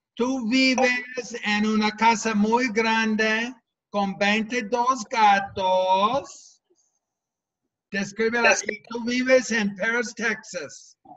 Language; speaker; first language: Spanish; non-native, fluent; English